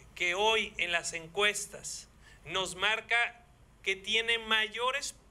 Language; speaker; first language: Spanish; native; Spanish